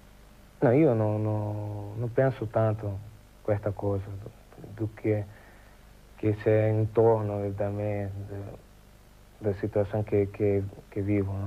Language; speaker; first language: Italian; non-native, learner; Portuguese